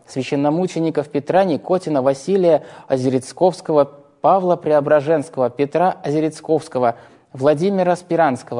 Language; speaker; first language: Russian; native; Russian